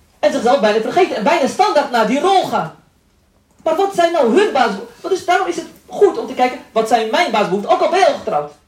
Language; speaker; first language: Dutch; early bilingual, other home language; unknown